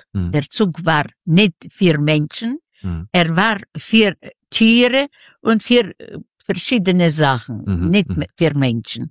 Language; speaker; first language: German; non-native, learner; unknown